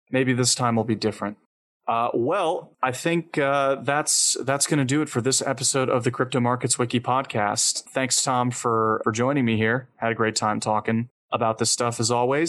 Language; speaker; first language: English; native; English